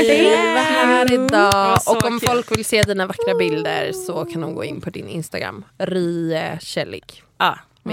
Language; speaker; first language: Swedish; native; Swedish